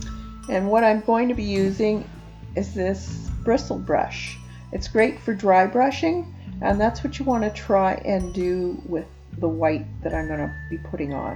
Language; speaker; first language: English; native; English